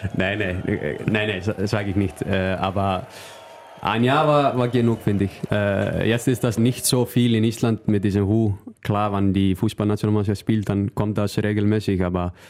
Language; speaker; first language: German; non-native, learner; Icelandic